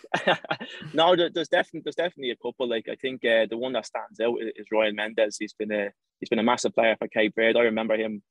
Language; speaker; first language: English; native; English